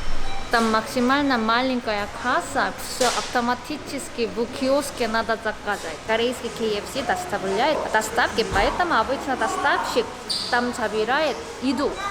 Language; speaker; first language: Russian; non-native, learner; Korean